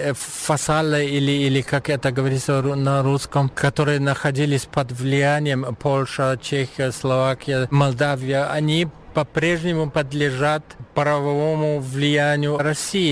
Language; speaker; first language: Russian; non-native, fluent; German